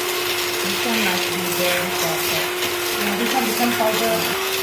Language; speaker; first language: English; non-native, local second language; Filipino